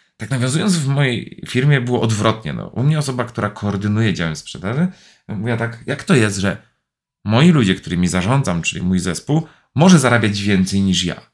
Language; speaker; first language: Polish; native; Polish